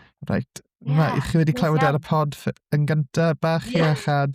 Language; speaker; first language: Welsh; native; Welsh